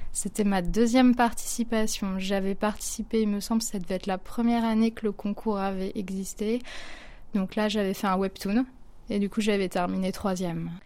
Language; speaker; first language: French; native; French